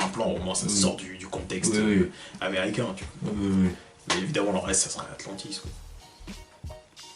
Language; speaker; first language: French; native; French